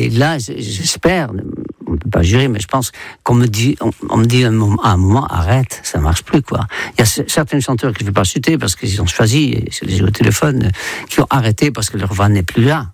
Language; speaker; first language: French; non-native, fluent; Dutch